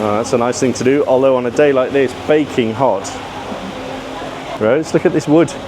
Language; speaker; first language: English; native; English